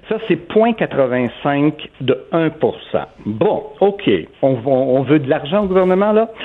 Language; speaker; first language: French; native; French